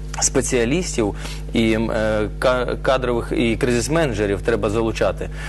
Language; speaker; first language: Ukrainian; non-native, local second language; Russian